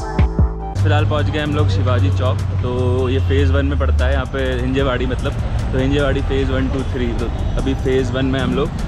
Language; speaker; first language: Hindi; native; Hindi